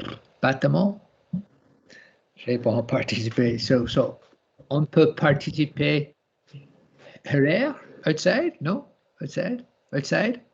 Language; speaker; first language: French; non-native, learner; English